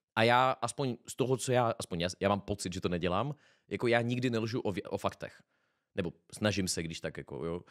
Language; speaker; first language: Czech; native; Czech